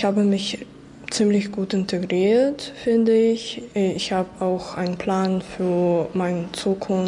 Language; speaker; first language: German; non-native, fluent; Ukrainian